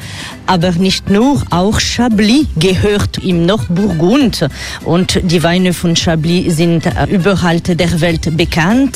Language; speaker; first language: German; non-native, learner; French